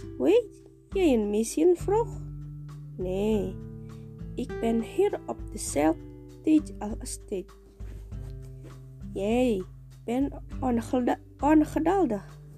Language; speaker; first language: Dutch; non-native, learner; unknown